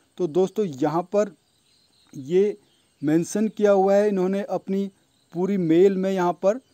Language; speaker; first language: Hindi; native; Hindi